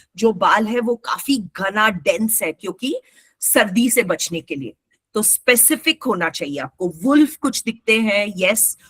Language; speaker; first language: Hindi; non-native, local second language; Marathi